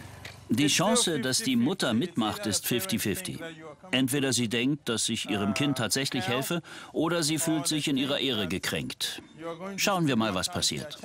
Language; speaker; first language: German; native; German